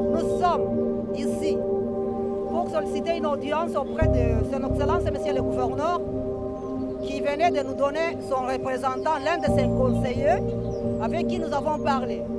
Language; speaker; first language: French; non-native, local second language; Kinyarwanda